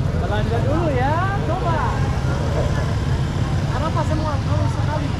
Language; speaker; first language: Indonesian; non-native, learner; English